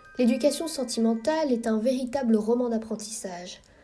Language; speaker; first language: French; native; French